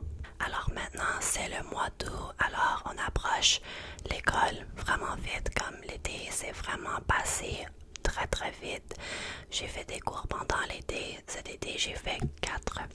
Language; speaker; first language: French; non-native, learner; English